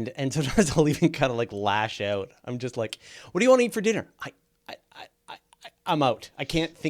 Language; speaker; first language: English; native; English